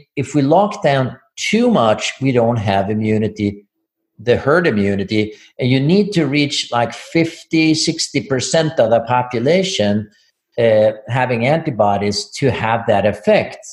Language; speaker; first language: English; non-native, fluent; Swedish